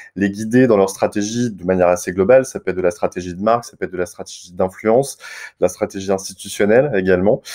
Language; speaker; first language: French; native; French